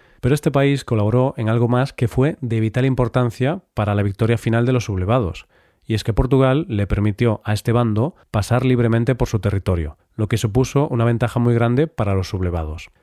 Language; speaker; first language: Spanish; native; Spanish